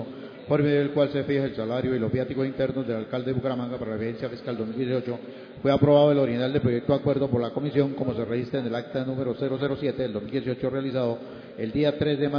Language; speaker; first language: Spanish; native; Spanish